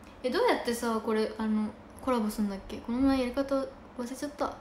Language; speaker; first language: Japanese; native; Japanese